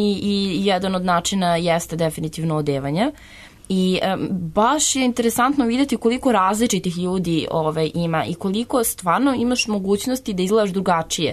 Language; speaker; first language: Serbian; native; Serbian